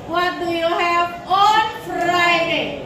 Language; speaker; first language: English; non-native, learner; Indonesian